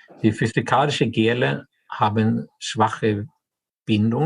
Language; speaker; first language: German; non-native, fluent; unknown